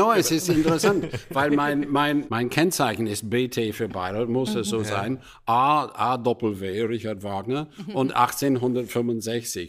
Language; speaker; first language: German; non-native, fluent; English